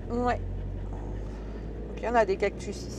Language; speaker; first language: French; native; French